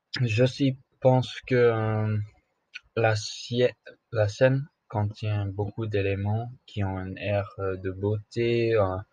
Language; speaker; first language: French; non-native, learner; English